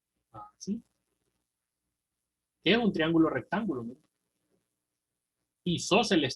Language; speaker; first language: Spanish; native; Spanish